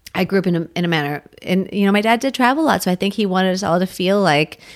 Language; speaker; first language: English; native; English